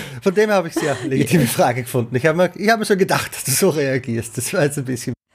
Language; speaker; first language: German; native; German